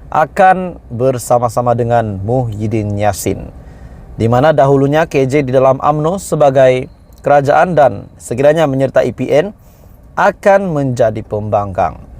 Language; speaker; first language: Malay; native; Malay